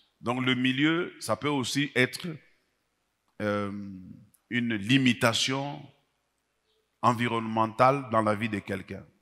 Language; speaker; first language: French; non-native, local second language; Swahili